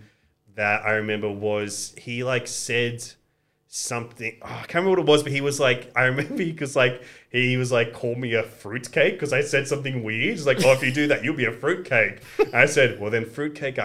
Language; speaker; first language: English; early bilingual, other home language; Greek